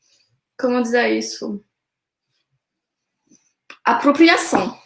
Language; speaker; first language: Portuguese; non-native, fluent; French